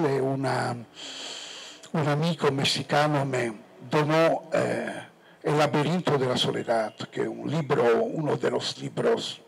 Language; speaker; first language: Spanish; non-native, fluent; Italian